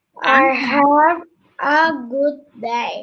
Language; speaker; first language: English; non-native, learner; Turkish